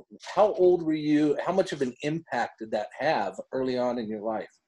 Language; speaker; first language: English; native; English